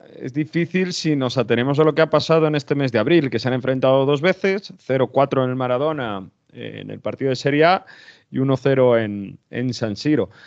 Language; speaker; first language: Spanish; native; Spanish